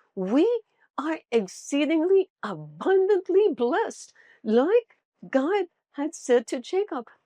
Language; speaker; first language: English; non-native, local second language; Filipino